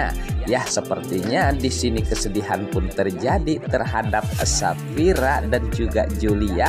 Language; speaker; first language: Indonesian; native; Indonesian